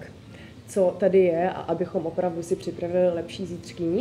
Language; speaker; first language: Czech; native; Czech